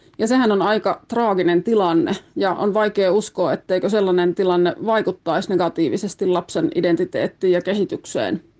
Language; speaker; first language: Finnish; native; Finnish